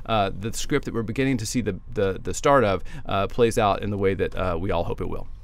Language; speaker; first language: English; native; English